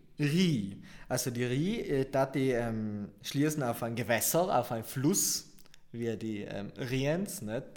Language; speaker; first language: German; native; German